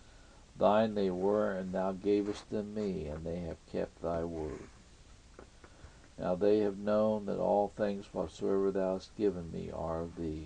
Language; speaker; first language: English; native; English